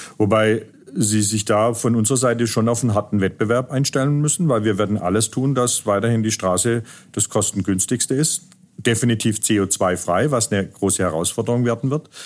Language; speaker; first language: German; native; German